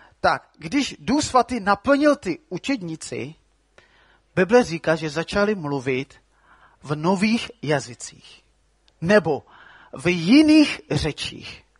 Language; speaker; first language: Czech; non-native, fluent; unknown